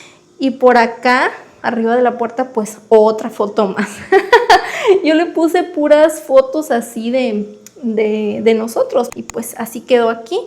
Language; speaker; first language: Spanish; native; Spanish